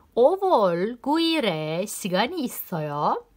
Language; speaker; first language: Korean; non-native, fluent; Turkish